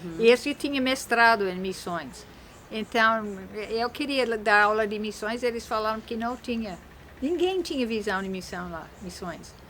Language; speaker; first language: Portuguese; non-native, fluent; English